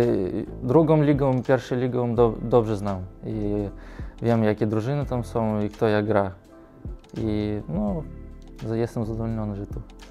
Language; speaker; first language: Polish; non-native, learner; Russian